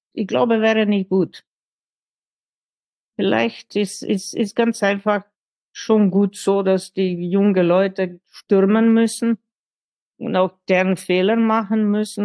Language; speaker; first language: German; non-native, fluent; Slovenian